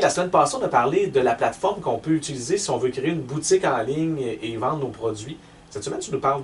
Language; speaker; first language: French; native; French